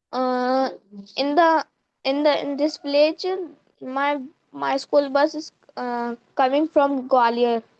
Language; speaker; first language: English; non-native, learner; Hindi